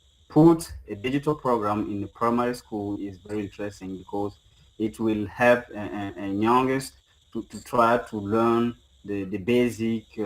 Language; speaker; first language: English; non-native, fluent; French